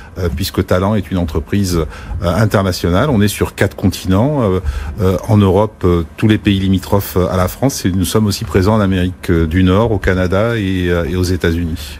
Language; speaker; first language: French; early bilingual, other home language; Arabic